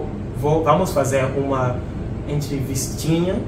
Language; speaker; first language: Portuguese; non-native, learner; English